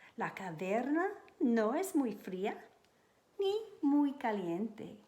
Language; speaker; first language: Spanish; non-native, learner; English